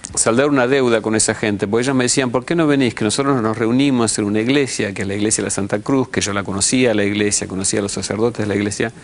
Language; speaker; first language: Spanish; early bilingual, heritage; Spanish